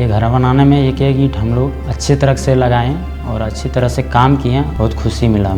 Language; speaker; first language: Hindi; non-native, local second language; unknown